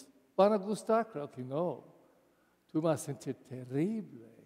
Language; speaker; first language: Spanish; non-native, fluent; English